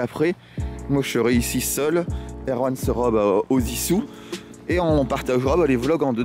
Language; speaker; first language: French; native; French